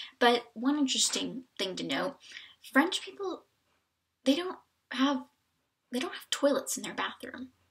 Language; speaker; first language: English; native; English